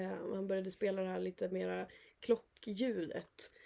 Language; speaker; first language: Swedish; native; Swedish